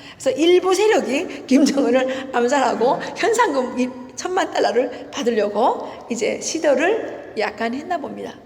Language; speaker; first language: Korean; native; Korean